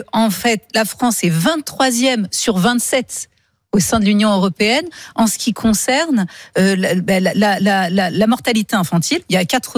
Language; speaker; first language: French; native; French